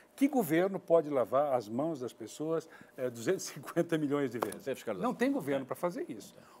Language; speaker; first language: Portuguese; native; Portuguese